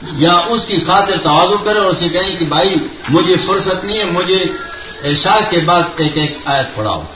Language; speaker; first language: Urdu; non-native, local second language; Pashto